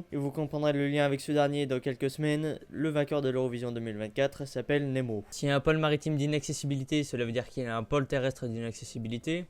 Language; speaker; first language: French; native; French